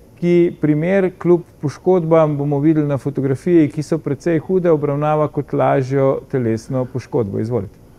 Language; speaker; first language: Slovenian; native; Slovenian